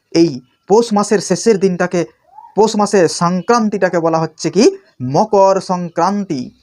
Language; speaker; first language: Bangla; non-native, local second language; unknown